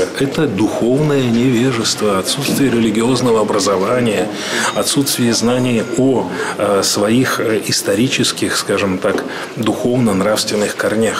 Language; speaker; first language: Russian; native; Russian